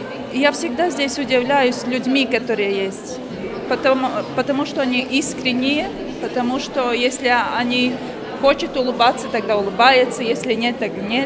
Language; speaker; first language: Russian; non-native, fluent; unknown